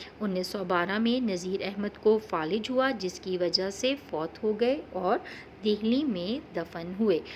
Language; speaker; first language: Urdu; non-native, local second language; Pashto